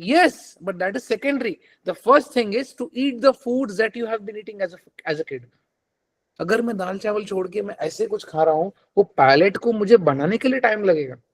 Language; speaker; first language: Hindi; non-native, local second language; Telugu